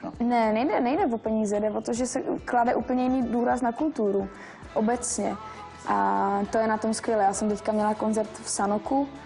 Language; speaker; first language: Czech; non-native, local second language; Polish